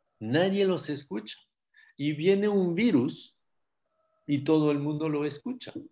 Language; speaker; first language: Spanish; non-native, fluent; French